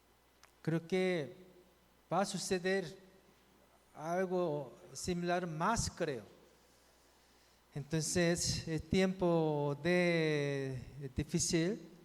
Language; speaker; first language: Spanish; non-native, fluent; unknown